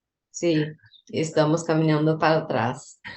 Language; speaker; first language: Spanish; non-native, learner; Portuguese